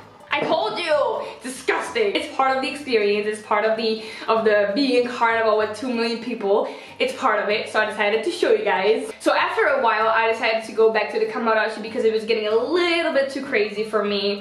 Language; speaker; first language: English; non-native, fluent; Dutch